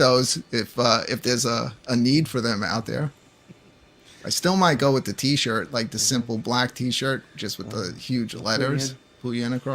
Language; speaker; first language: English; native; English